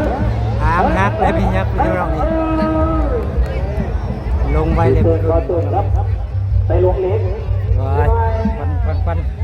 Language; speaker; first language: Thai; non-native, local second language; Lao